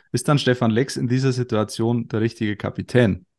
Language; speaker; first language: German; native; German